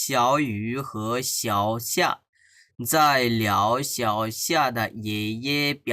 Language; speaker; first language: Chinese; non-native, fluent; Bangla